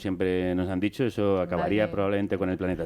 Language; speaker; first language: Spanish; native; Spanish